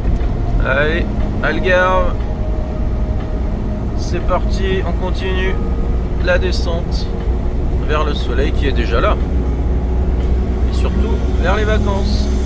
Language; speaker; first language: French; native; French